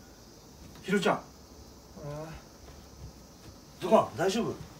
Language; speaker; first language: Japanese; native; Japanese